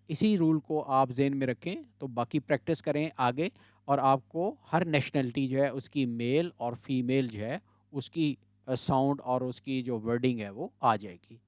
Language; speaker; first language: Urdu; native; Urdu